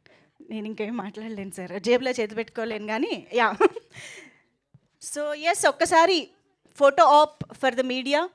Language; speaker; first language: Telugu; native; Telugu